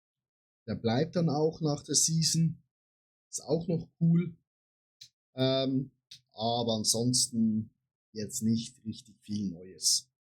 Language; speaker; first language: German; native; German